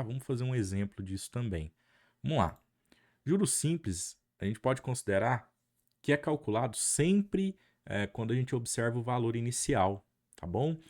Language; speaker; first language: Portuguese; native; Portuguese